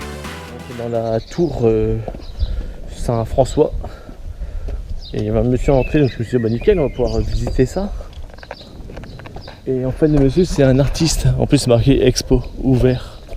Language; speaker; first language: French; native; French